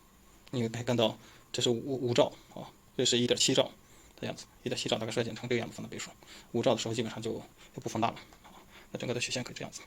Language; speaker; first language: Chinese; native; Chinese